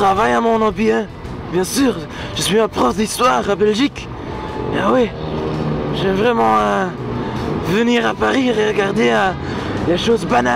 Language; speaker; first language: French; non-native, learner; Dutch